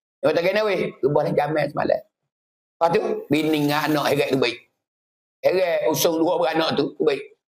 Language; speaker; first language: Malay; native; Malay